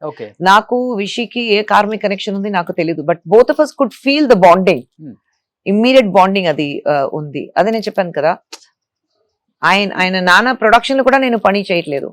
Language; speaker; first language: Telugu; non-native, fluent; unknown